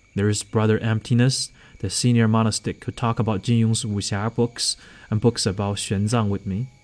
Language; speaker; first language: English; non-native, fluent; Chinese